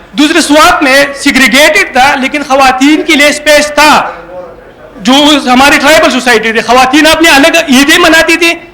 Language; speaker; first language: Urdu; non-native, local second language; Pashto